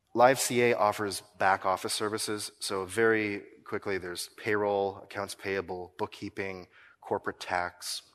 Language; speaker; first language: English; native; English